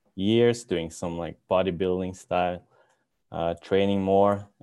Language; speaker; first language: English; non-native, fluent; Dutch